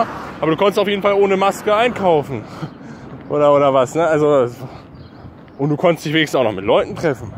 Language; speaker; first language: German; native; German